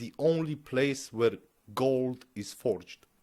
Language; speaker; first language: English; non-native, fluent; Romanian